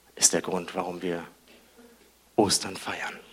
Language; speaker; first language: German; native; German